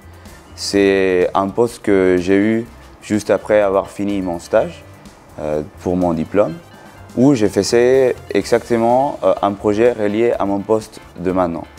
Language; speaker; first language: French; non-native, fluent; Spanish